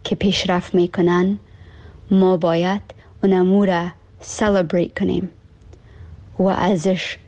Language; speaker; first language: Persian; early bilingual, heritage; Persian